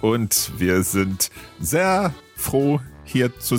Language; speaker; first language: German; non-native, learner; English